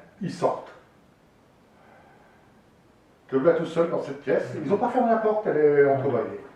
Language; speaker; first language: French; native; French